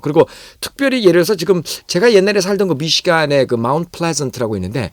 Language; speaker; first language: Korean; native; Korean